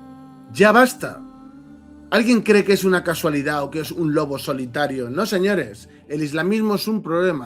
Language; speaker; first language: Spanish; native; Spanish